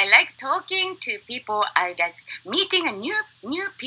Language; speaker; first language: English; non-native, learner; Japanese